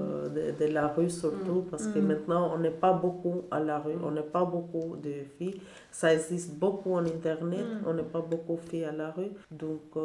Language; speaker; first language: French; non-native, learner; Albanian